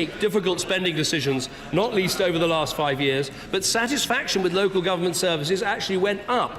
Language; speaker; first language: English; native; English